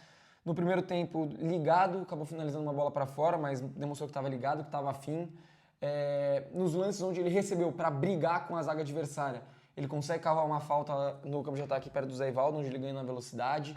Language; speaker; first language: Portuguese; native; Portuguese